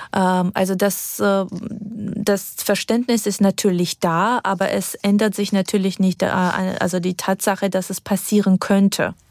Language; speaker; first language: German; non-native, fluent; Georgian